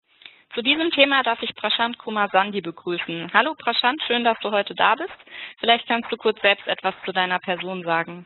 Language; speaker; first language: German; native; German